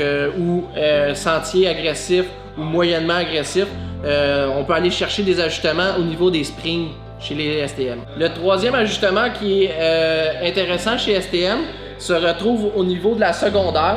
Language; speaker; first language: French; native; French